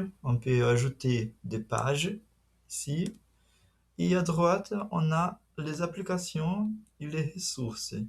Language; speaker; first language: French; non-native, fluent; Portuguese